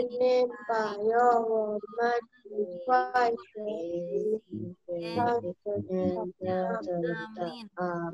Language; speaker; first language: Chinese; non-native, learner; Indonesian